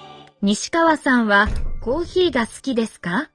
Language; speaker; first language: Japanese; non-native, learner; English